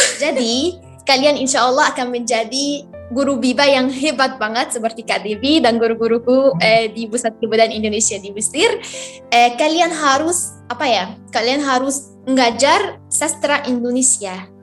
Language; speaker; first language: Indonesian; non-native, fluent; Arabic